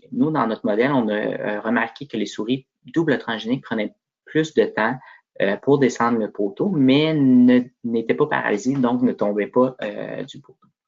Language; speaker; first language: French; native; French